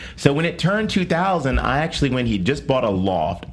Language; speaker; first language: English; native; English